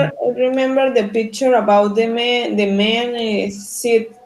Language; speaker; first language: English; non-native, learner; Spanish